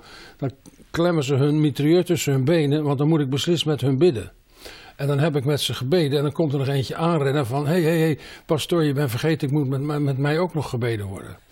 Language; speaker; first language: Dutch; native; Dutch